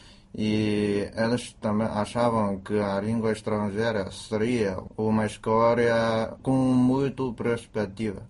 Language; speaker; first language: Portuguese; non-native, fluent; Chinese